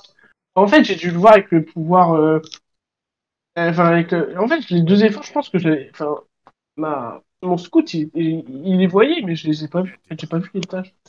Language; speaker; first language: French; native; French